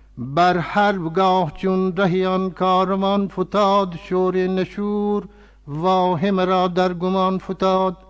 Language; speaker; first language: Persian; non-native, fluent; Urdu